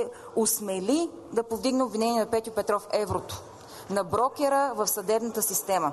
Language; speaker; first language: Bulgarian; native; Bulgarian